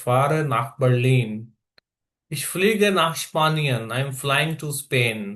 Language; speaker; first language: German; non-native, fluent; Urdu